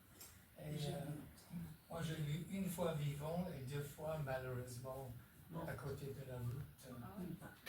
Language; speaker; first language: French; non-native, fluent; English